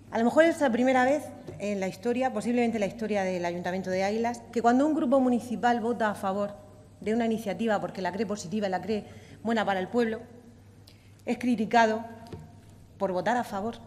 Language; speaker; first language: Spanish; native; Spanish